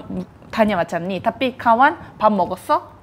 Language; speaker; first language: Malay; non-native, fluent; Korean